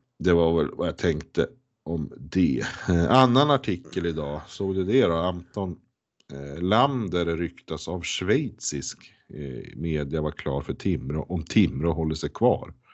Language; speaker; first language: Swedish; native; Swedish